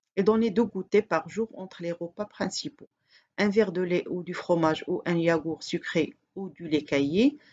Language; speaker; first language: French; non-native, local second language; Arabic